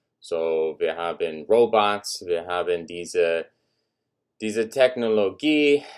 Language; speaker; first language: German; non-native, learner; English